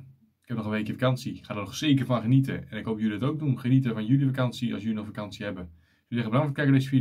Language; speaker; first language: Dutch; native; Dutch